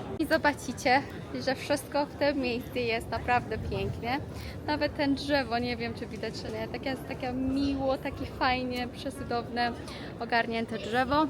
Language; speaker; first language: Polish; non-native, learner; Persian